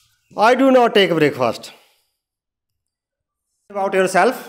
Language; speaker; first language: English; non-native, learner; Hindi